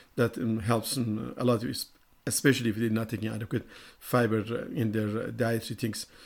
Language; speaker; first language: English; non-native, fluent; Persian